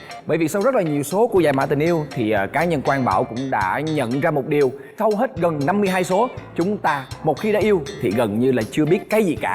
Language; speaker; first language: Vietnamese; native; Vietnamese